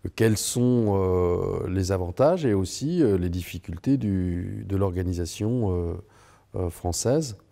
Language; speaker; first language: French; native; French